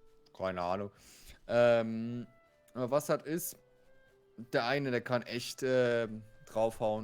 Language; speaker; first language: German; native; German